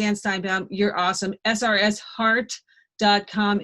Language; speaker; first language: English; native; English